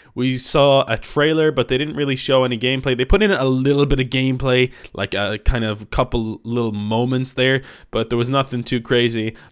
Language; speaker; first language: English; native; English